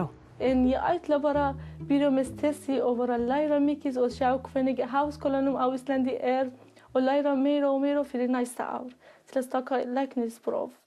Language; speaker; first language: Icelandic; non-native, learner; Persian